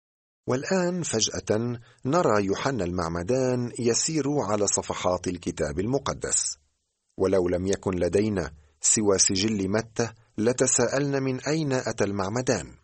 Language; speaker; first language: Arabic; native; Arabic